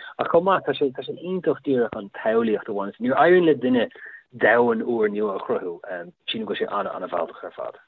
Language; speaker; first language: Irish; native; Irish